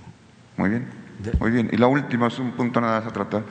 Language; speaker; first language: Spanish; native; Spanish